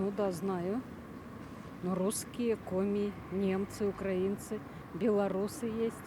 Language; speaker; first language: Russian; native; Russian